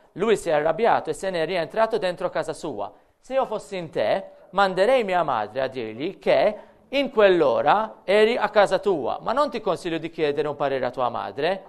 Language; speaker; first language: Italian; non-native, fluent; Maltese